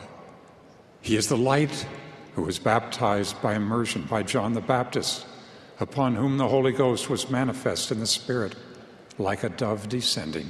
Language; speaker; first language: English; native; English